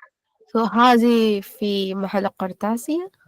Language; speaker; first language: Arabic; non-native, learner; Hindi